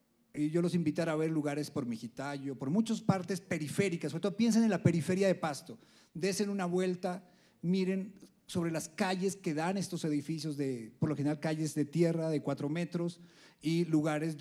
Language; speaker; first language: Spanish; native; Spanish